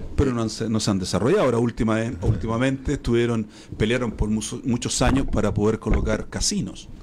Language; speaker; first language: Spanish; native; Spanish